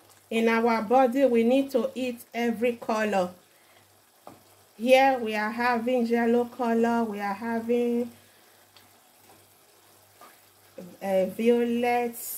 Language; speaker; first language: English; non-native, local second language; Bini